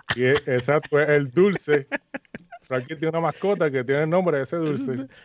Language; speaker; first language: Spanish; native; Spanish